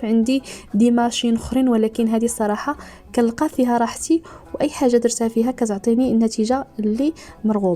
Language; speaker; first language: Arabic; native; Arabic